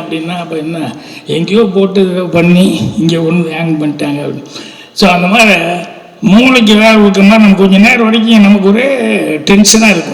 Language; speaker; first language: Tamil; native; Tamil